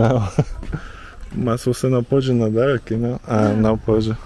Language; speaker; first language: Portuguese; non-native, learner; Russian